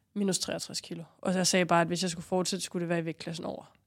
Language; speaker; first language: Danish; native; Danish